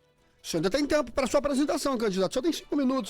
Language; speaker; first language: Portuguese; native; Portuguese